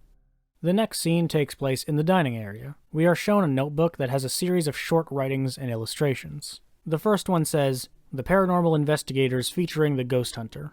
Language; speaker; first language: English; native; English